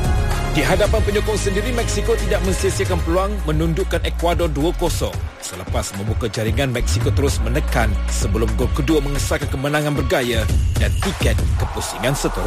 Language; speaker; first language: Malay; native; Malay